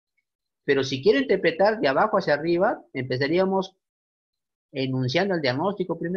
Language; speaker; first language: Spanish; native; Spanish